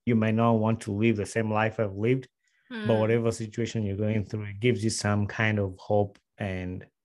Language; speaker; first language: English; non-native, local second language; Ganda